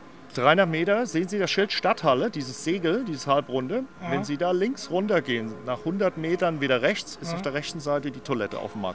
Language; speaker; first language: German; native; German